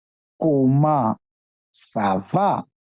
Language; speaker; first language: French; non-native, local second language; Swahili